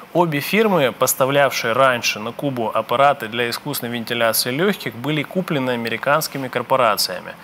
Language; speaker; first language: Russian; native; Russian